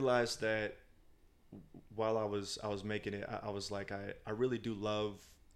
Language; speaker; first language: English; native; English